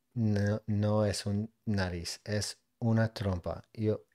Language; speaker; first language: Spanish; non-native, learner; English